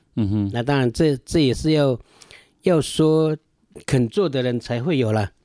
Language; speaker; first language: Chinese; non-native, local second language; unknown